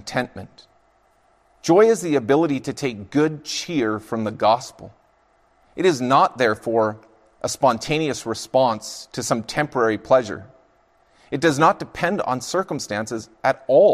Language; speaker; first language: English; native; English